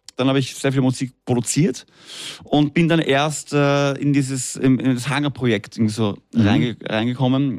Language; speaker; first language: German; native; German